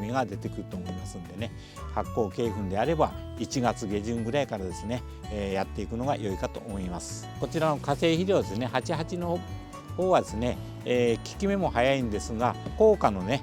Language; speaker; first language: Japanese; native; Japanese